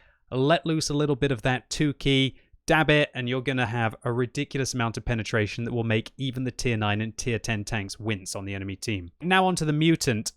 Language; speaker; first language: English; native; English